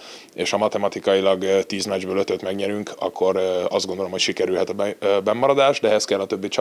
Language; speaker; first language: Hungarian; native; Hungarian